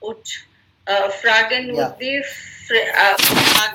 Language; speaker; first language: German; non-native, learner; Hindi